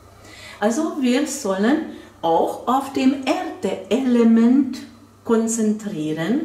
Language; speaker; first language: German; non-native, fluent; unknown